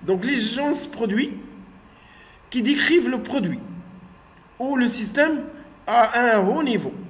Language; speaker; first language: French; non-native, local second language; Arabic